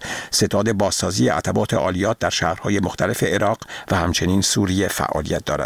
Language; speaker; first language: Persian; native; Persian